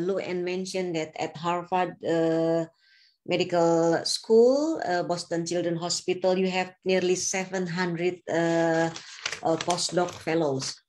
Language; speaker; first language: English; non-native, fluent; Indonesian